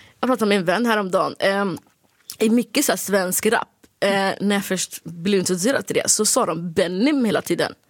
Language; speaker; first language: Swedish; early bilingual, other home language; Turkish